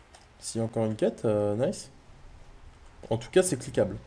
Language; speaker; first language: French; native; French